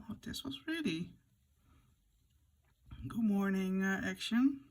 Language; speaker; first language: English; non-native, fluent; Dutch